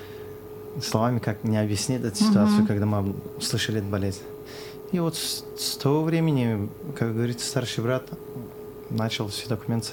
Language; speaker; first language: Russian; non-native, local second language; Azerbaijani